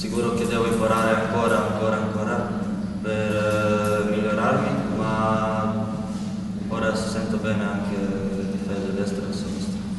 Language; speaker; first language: Italian; non-native, learner; Croatian